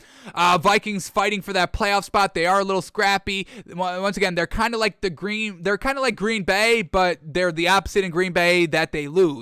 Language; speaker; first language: English; native; English